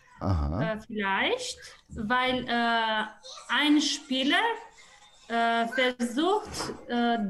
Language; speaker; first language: German; non-native, learner; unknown